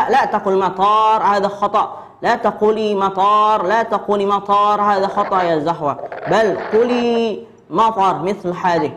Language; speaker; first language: Arabic; non-native, fluent; Indonesian